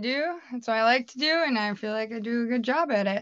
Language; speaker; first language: English; native; English